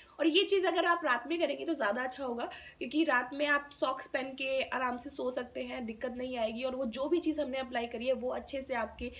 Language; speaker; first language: Hindi; native; Hindi